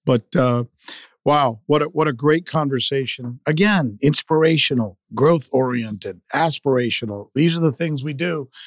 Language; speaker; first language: English; early bilingual, other home language; Spanish